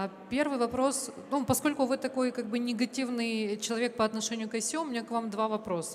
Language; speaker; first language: Russian; native; Russian